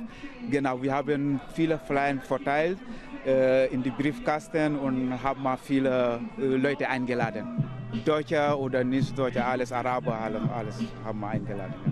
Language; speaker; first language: German; non-native, learner; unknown